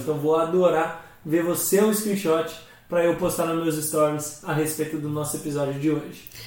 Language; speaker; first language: Portuguese; native; Portuguese